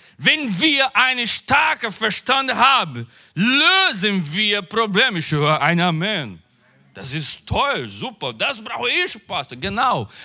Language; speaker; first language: German; non-native, learner; Portuguese